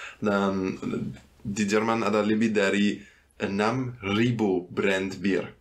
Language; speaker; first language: Indonesian; non-native, fluent; German